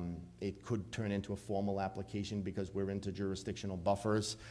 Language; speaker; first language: English; native; English